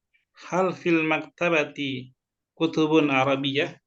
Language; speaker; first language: Arabic; non-native, fluent; Indonesian